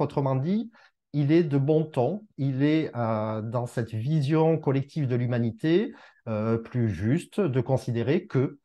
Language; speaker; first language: French; native; French